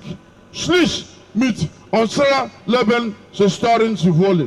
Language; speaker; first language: German; non-native, learner; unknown